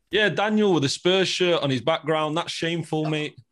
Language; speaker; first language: English; native; English